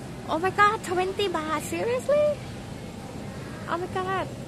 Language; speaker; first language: English; non-native, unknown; Thai